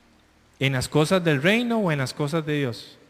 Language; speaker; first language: Spanish; native; Spanish